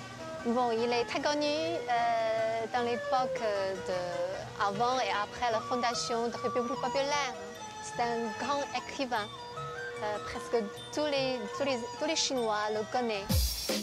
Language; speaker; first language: French; non-native, fluent; Chinese